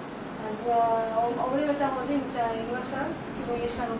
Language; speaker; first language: Hebrew; non-native, fluent; Marathi